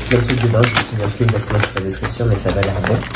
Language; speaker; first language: French; native; French